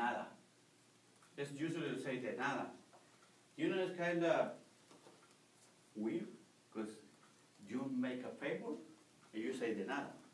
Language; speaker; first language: English; non-native, learner; Spanish